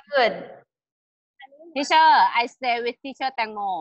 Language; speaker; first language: English; non-native, learner; Thai